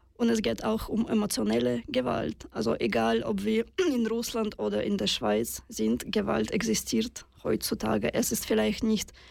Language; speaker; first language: German; non-native, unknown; Russian